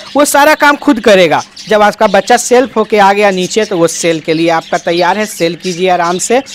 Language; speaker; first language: Hindi; native; Hindi